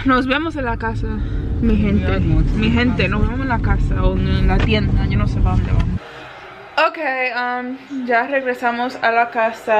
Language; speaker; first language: Spanish; early bilingual, heritage; Spanish